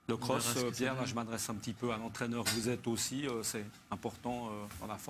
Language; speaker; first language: French; native; French